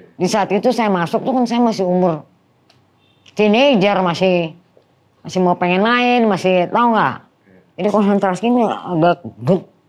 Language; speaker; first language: Indonesian; non-native, fluent; Dutch